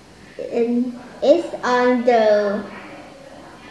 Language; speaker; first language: English; non-native, learner; Vietnamese